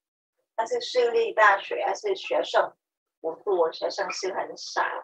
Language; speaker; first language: Chinese; non-native, learner; Vietnamese